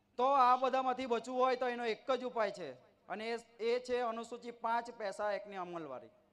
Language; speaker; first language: Gujarati; non-native, local second language; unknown